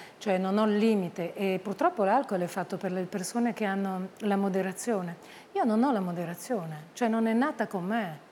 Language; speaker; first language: Italian; early bilingual, heritage; Italian